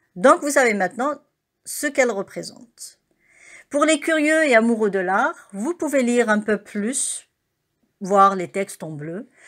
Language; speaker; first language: French; native; French